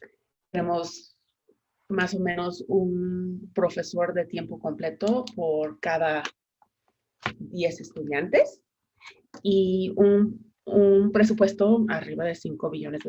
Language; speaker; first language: Spanish; non-native, fluent; English